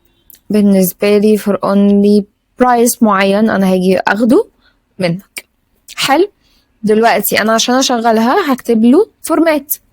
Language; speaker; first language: Arabic; native; Arabic